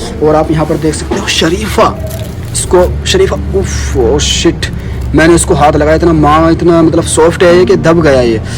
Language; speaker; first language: Urdu; native; Urdu